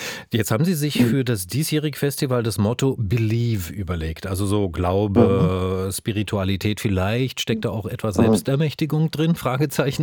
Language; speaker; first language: German; native; German